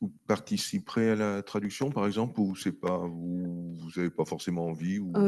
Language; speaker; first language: French; native; French